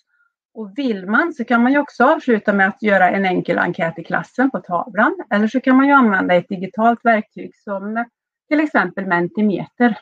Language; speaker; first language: Swedish; native; Swedish